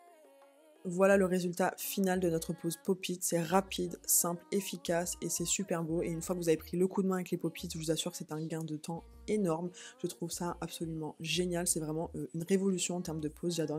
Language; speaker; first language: French; native; French